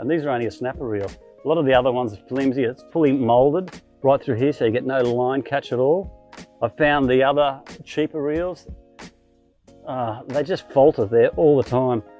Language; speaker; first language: English; native; English